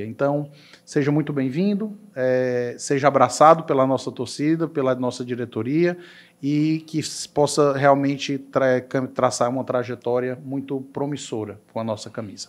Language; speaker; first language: Portuguese; native; Portuguese